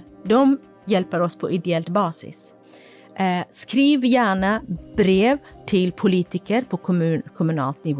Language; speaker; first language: Swedish; non-native, fluent; Kurdish